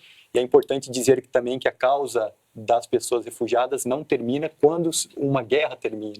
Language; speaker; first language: Portuguese; native; Portuguese